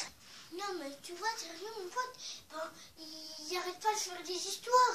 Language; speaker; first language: French; native; French